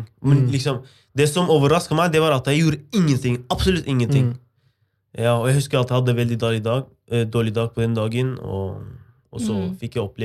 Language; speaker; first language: Norwegian; non-native, fluent; Arabic